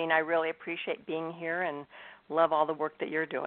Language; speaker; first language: English; native; English